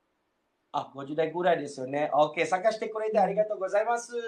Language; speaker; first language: Japanese; non-native, fluent; Malay